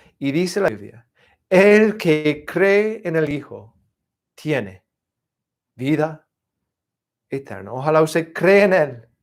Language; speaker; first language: Spanish; non-native, fluent; English